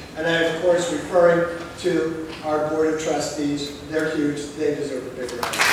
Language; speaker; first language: English; native; English